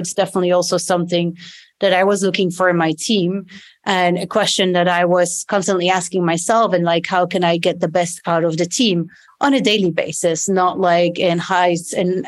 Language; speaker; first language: English; non-native, fluent; Dutch